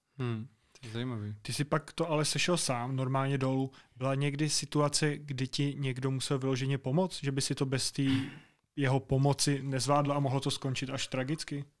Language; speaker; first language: Czech; native; Czech